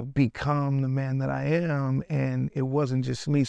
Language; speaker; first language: English; native; English